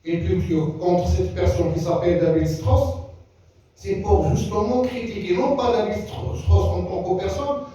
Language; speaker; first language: French; non-native, local second language; Arabic